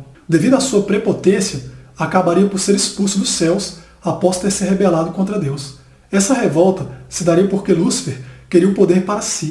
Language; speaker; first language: Portuguese; native; Portuguese